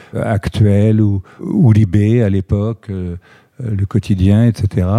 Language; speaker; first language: French; native; French